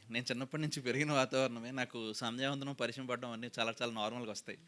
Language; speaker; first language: Telugu; native; Telugu